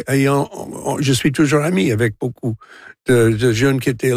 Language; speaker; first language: French; non-native, local second language; English